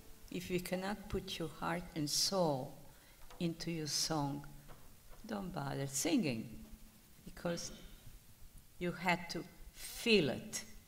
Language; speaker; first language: English; non-native, fluent; Ladino